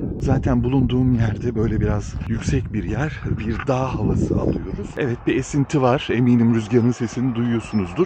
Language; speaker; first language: Turkish; early bilingual, heritage; Turkish